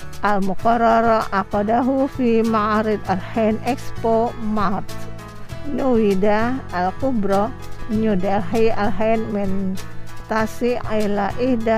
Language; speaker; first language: Arabic; non-native, fluent; Indonesian